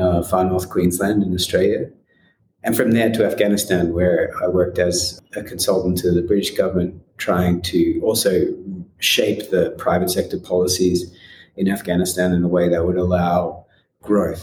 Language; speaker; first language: English; native; English